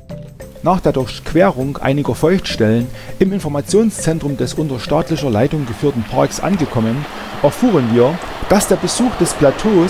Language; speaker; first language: German; native; German